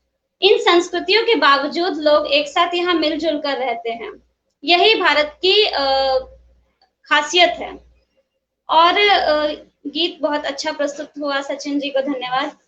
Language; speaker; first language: Hindi; native; Hindi